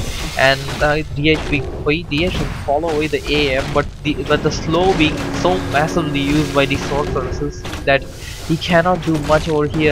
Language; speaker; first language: English; non-native, fluent; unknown